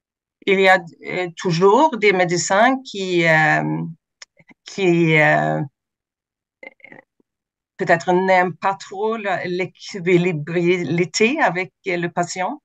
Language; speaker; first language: French; non-native, fluent; Swedish